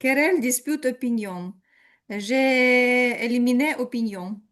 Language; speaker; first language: French; non-native, learner; Ukrainian